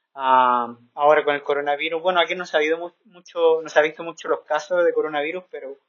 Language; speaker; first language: Spanish; native; Spanish